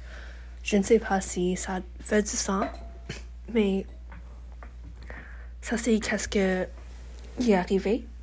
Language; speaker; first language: French; non-native, learner; English